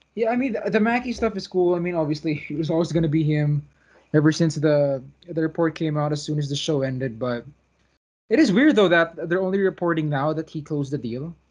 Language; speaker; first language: English; non-native, local second language; Filipino